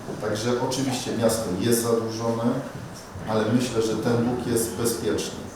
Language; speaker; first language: Polish; native; Polish